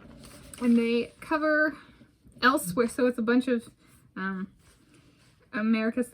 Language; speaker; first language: English; native; English